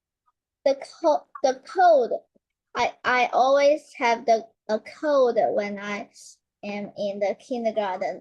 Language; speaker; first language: English; non-native, learner; Chinese